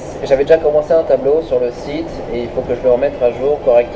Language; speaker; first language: French; native; French